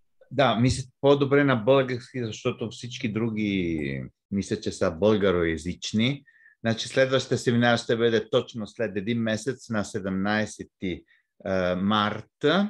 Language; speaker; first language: Bulgarian; non-native, fluent; Italian